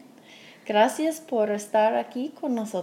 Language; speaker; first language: Spanish; non-native, fluent; English